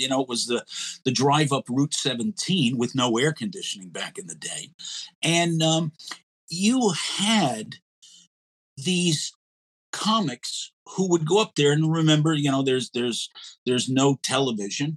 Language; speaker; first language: English; native; English